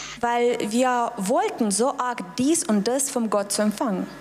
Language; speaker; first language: German; non-native, fluent; Russian